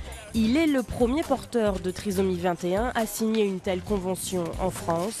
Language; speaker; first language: French; native; French